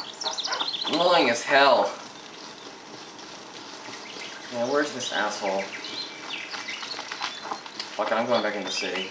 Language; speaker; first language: English; native; English